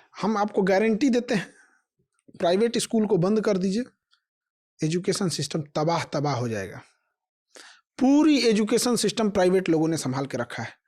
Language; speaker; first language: Hindi; native; Hindi